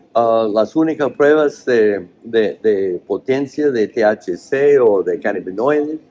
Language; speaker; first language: Spanish; non-native, fluent; English